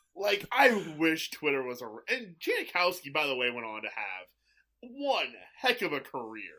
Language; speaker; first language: English; native; English